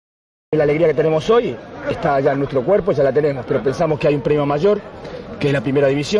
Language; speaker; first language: Spanish; native; Spanish